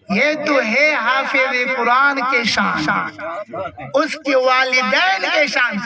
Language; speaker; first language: Urdu; non-native, local second language; Pashto